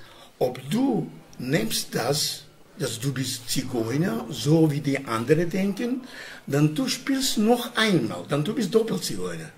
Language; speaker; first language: German; non-native, learner; Romany